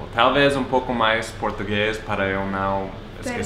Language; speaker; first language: Portuguese; non-native, fluent; English